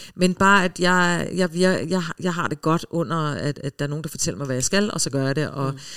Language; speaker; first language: Danish; early bilingual, heritage; Danish